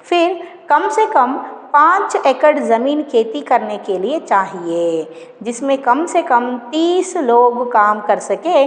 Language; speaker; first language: Hindi; non-native, local second language; Kannada